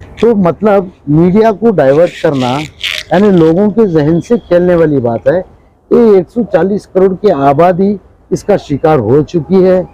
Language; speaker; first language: Hindi; non-native, local second language; Urdu